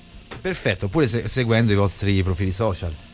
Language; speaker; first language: Italian; native; Italian